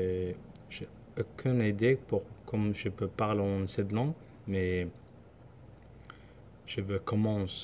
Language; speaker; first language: French; non-native, learner; Somali